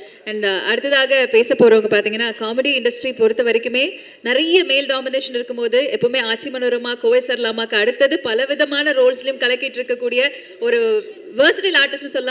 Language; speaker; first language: Tamil; native; Tamil